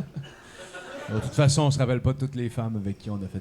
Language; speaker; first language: French; native; French